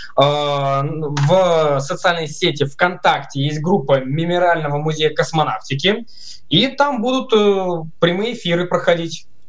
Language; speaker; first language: Russian; native; Russian